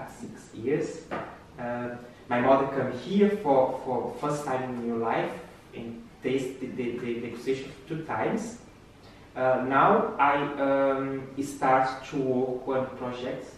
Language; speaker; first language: English; non-native, learner; Portuguese